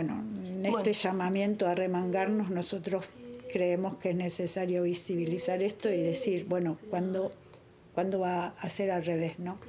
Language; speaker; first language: Spanish; native; Spanish